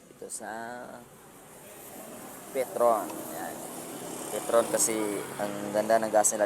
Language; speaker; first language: Filipino; non-native, local second language; Cebuano